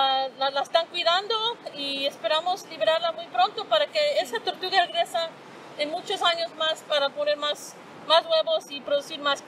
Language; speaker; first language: Spanish; early bilingual, other home language; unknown